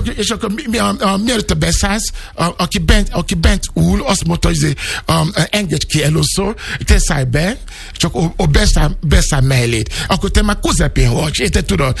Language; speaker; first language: Hungarian; non-native, learner; Yoruba